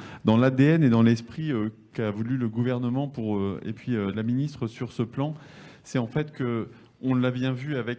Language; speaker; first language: French; native; French